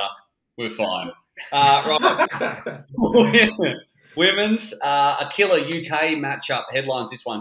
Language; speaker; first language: English; native; English